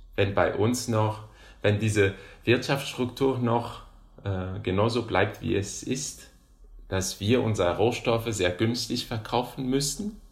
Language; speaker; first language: German; non-native, fluent; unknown